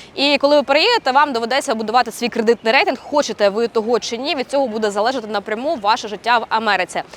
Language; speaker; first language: Ukrainian; native; Ukrainian